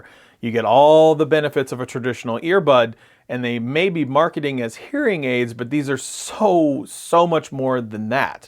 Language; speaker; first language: English; native; English